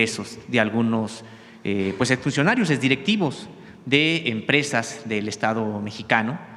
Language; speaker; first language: Spanish; native; Spanish